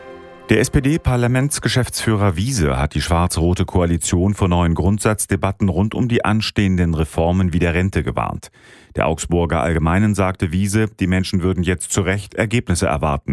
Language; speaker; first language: German; native; German